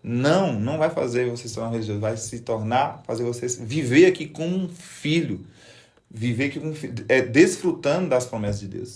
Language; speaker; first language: Portuguese; native; Portuguese